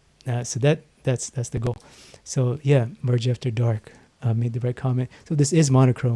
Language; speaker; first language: English; native; English